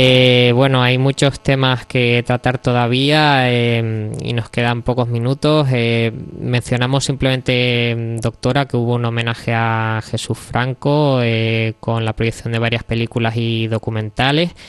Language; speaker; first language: Spanish; native; Spanish